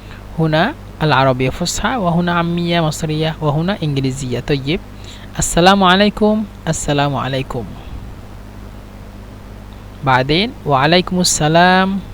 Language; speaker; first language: Arabic; non-native, fluent; Bangla